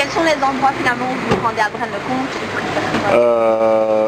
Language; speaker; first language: French; native; French